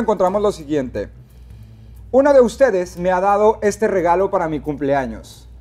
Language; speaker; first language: Spanish; native; Spanish